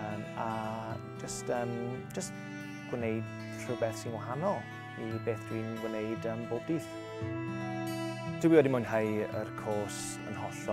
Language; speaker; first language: Welsh; non-native, local second language; English